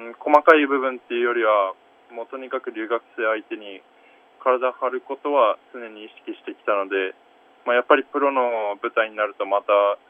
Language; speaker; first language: Japanese; native; Japanese